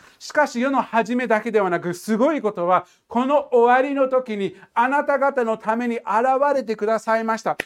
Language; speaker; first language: Japanese; non-native, fluent; English